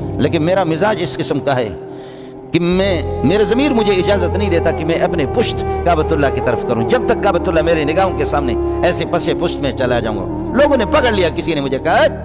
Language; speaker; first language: Urdu; non-native, local second language; Baluchi